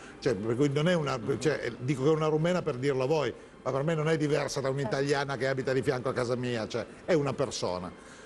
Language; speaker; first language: Italian; native; Italian